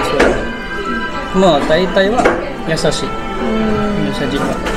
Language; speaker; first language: Japanese; non-native, fluent; Indonesian